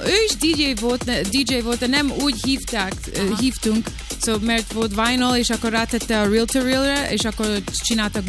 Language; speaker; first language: Hungarian; early bilingual, heritage; Hungarian